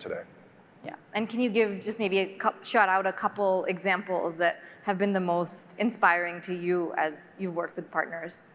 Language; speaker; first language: English; native; English